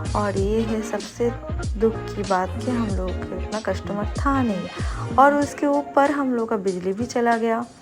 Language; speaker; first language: Hindi; non-native, local second language; Bangla